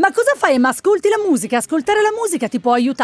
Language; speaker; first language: Italian; native; Italian